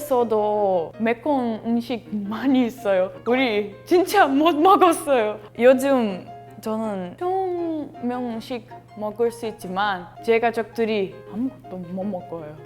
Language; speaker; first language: Korean; non-native, learner; Portuguese